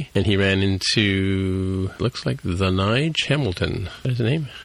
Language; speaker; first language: English; native; English